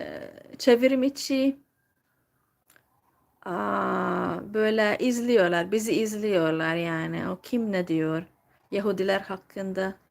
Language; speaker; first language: Turkish; non-native, fluent; Hungarian